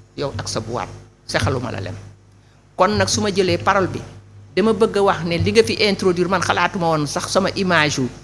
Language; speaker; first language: Wolof; non-native, local second language; Fula